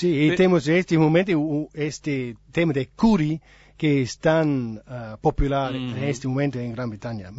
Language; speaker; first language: Spanish; non-native, learner; English